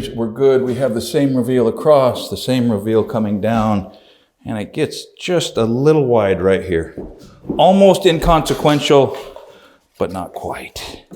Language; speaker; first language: English; native; English